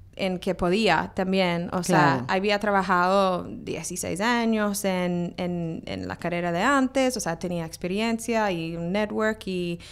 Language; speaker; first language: Spanish; non-native, fluent; English